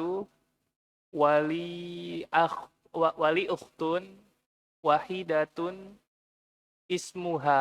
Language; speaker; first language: Arabic; non-native, learner; Indonesian